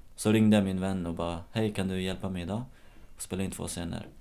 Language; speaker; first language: Swedish; native; Swedish